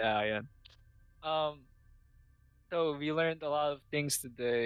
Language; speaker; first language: English; non-native, local second language; Filipino